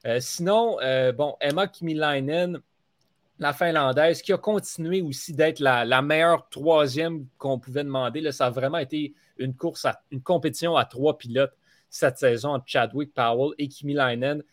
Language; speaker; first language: French; native; French